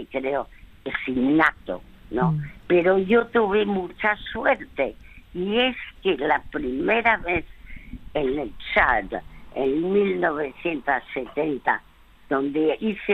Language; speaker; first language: Spanish; early bilingual, other home language; French